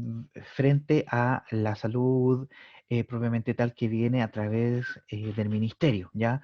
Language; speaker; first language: Spanish; native; Spanish